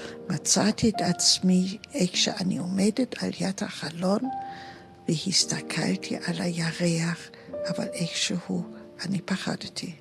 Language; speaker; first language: Hebrew; non-native, fluent; German